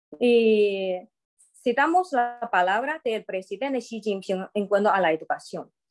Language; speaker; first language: Spanish; non-native, fluent; Chinese